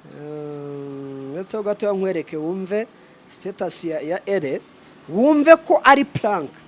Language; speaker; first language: Kinyarwanda; native; Kinyarwanda